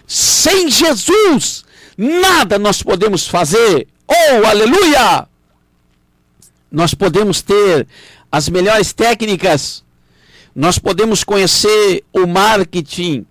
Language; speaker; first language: Portuguese; native; Portuguese